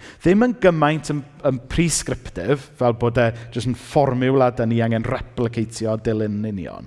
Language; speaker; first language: Welsh; native; Welsh